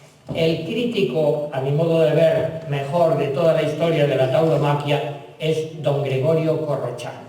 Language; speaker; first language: Spanish; native; Spanish